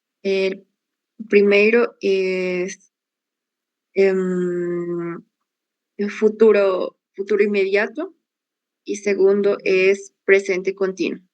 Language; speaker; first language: Spanish; non-native, learner; Portuguese